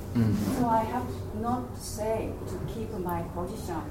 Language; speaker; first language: English; non-native, learner; Japanese